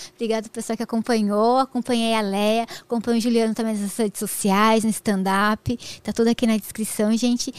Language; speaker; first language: Portuguese; native; Portuguese